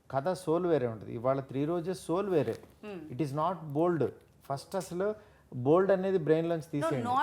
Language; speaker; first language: Telugu; native; Telugu